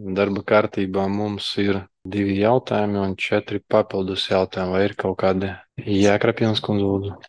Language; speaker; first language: Latvian; non-native, local second language; Russian